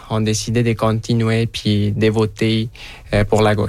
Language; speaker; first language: French; non-native, fluent; Spanish